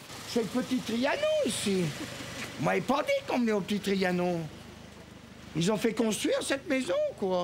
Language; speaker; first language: French; native; French